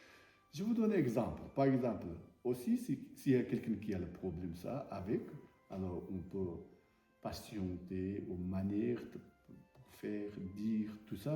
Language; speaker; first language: French; non-native, learner; Tibetan